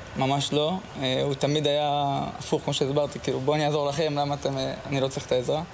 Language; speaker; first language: Hebrew; native; Hebrew